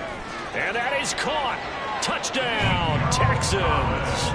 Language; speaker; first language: English; native; English